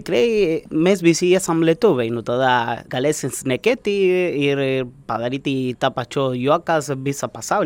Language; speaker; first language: Lithuanian; non-native, learner; Spanish